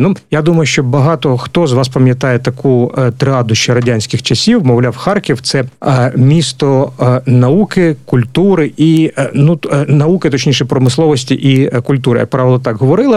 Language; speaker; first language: Ukrainian; native; Ukrainian